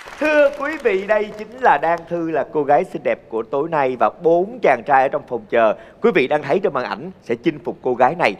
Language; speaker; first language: Vietnamese; native; Vietnamese